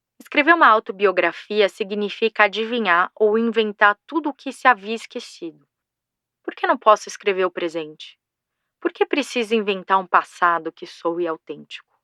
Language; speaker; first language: Portuguese; native; Portuguese